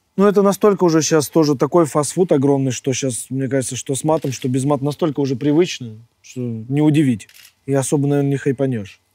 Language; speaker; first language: Russian; native; Russian